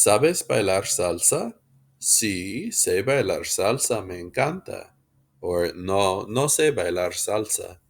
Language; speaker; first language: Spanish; non-native, fluent; English